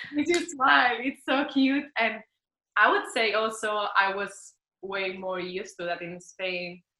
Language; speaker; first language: English; non-native, fluent; Spanish